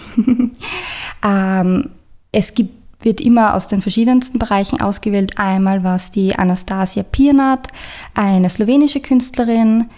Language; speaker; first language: German; native; German